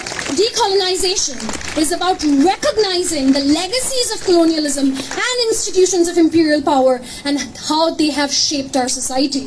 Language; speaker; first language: English; non-native, local second language; Bangla